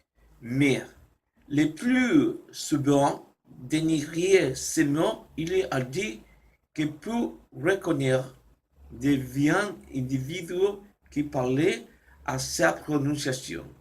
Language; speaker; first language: French; non-native, learner; Spanish